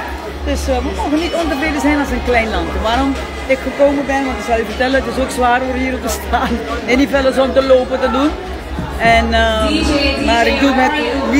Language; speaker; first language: Dutch; native; Dutch